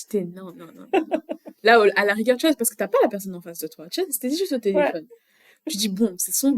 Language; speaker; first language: French; native; French